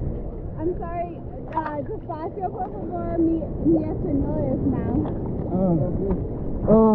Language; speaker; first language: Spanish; non-native, learner; English